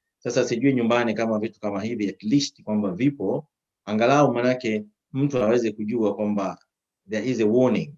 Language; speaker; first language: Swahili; native; Swahili